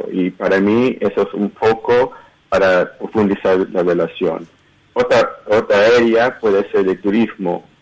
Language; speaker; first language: Spanish; early bilingual, heritage; Spanish